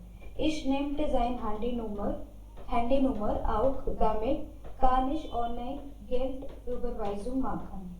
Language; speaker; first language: German; non-native, learner; Hindi